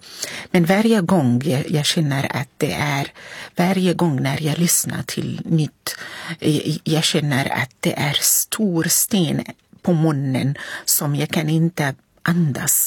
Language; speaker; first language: Swedish; non-native, fluent; Arabic